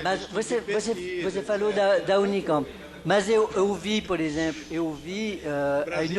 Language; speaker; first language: Portuguese; non-native, fluent; French